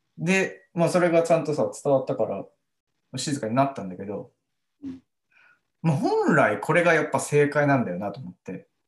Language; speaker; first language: Japanese; native; Japanese